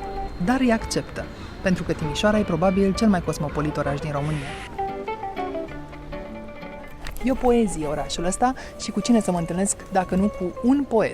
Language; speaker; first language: Romanian; native; Romanian